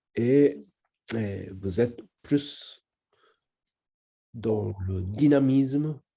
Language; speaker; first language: French; non-native, learner; Japanese